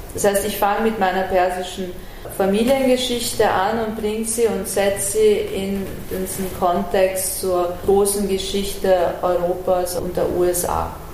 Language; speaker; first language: German; early bilingual, other home language; Persian